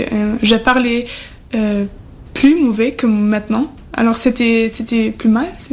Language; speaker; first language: French; non-native, learner; German